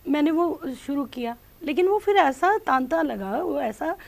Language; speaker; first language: Hindi; native; Hindi